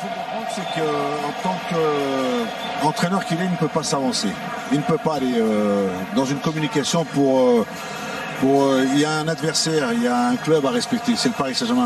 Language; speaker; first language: French; native; French